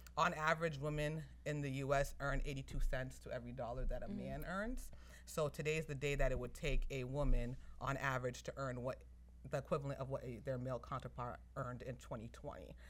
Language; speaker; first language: English; native; English